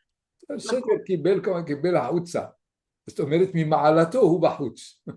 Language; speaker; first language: Hebrew; non-native, fluent; French